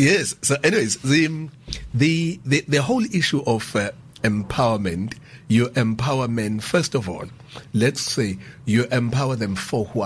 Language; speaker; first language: English; non-native, local second language; Zulu